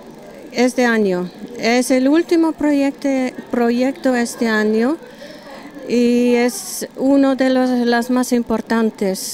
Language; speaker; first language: Spanish; non-native, learner; German